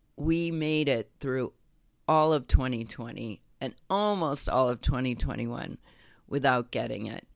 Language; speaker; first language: English; native; English